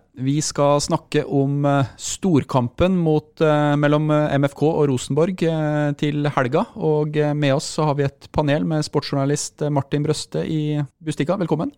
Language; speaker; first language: Norwegian; native; Norwegian